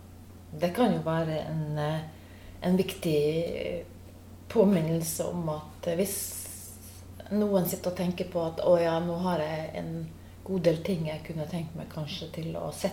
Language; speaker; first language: Norwegian; native; Norwegian